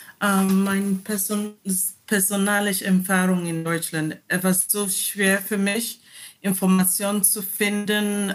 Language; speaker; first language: German; non-native, learner; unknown